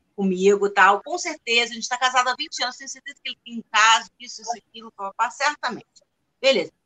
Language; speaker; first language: Portuguese; non-native, fluent; English